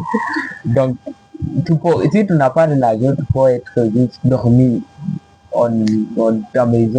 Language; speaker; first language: French; non-native, learner; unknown